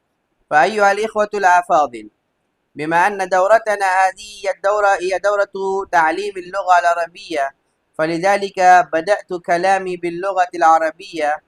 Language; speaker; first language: Arabic; non-native, fluent; Urdu